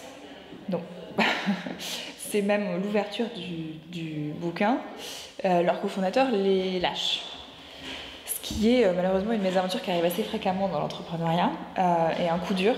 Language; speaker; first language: French; native; French